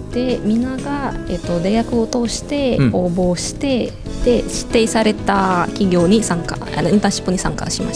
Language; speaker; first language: Japanese; non-native, fluent; Indonesian